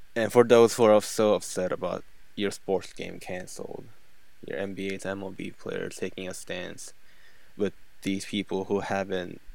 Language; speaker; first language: English; non-native, fluent; Korean